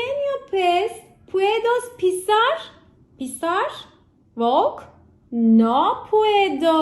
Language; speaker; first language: Spanish; non-native, learner; Turkish